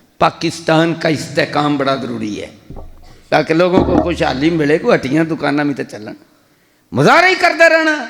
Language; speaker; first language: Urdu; non-native, local second language; Punjabi